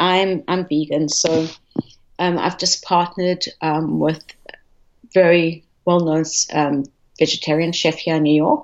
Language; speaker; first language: English; native; English